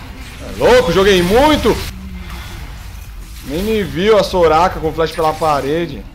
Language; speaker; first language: Portuguese; native; Portuguese